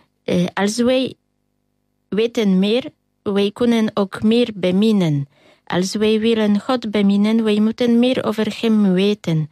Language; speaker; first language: Dutch; non-native, learner; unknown